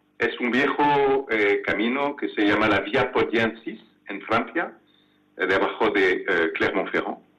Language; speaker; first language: Spanish; non-native, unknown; French